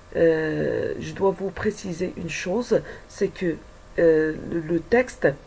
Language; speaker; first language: French; non-native, local second language; Arabic